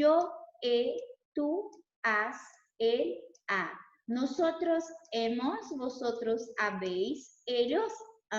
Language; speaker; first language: Spanish; non-native, fluent; Portuguese